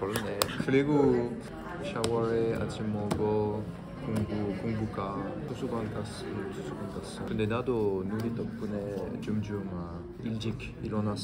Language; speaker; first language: Korean; non-native, learner; French